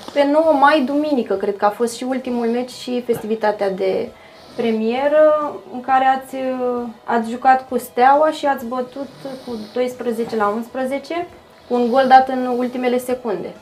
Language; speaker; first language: Romanian; native; Romanian